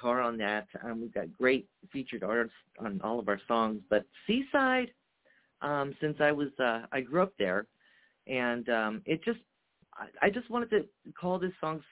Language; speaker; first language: English; early bilingual, other home language; Japanese